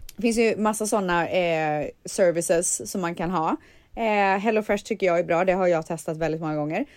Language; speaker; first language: Swedish; native; Swedish